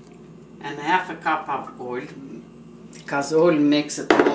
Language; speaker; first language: English; non-native, learner; Portuguese